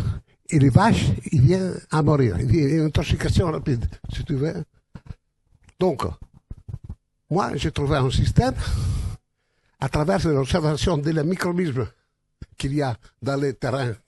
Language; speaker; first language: French; non-native, learner; Italian